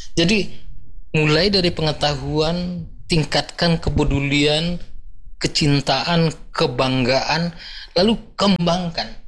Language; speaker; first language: Indonesian; non-native, local second language; Minangkabau